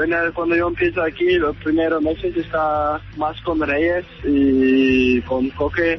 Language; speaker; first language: Spanish; non-native, learner; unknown